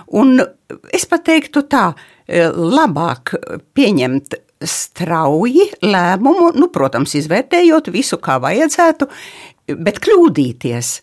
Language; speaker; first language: Latvian; native; Latvian